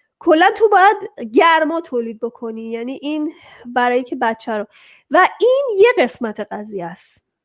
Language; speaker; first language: Persian; early bilingual, heritage; Persian